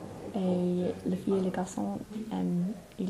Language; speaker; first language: French; non-native, learner; English